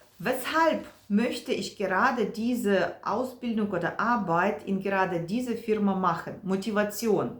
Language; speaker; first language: German; non-native, fluent; Ukrainian